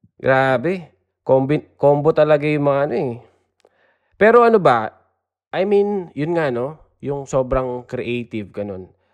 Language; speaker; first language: Filipino; native; Filipino